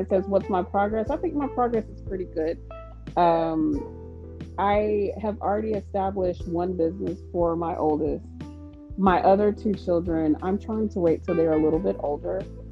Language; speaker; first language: English; native; English